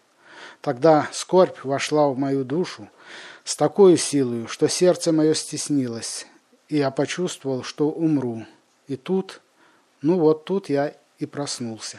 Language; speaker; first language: Russian; native; Russian